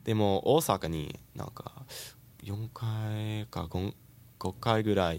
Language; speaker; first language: Japanese; non-native, learner; English